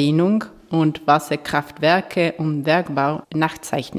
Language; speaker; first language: German; non-native, fluent; Spanish